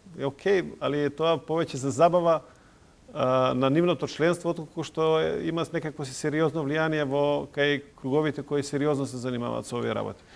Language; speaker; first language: Macedonian; non-native, local second language; Serbian